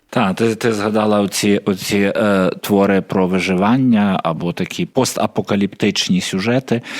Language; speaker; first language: Ukrainian; native; Ukrainian